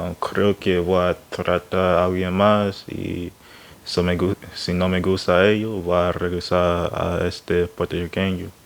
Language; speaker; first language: Spanish; non-native, learner; English